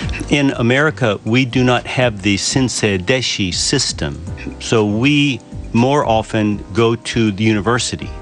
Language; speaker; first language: English; native; English